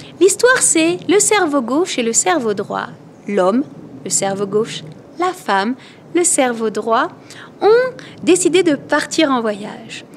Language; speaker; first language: French; native; French